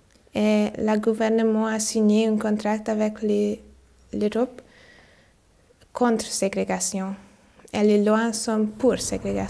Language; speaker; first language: French; non-native, learner; Hungarian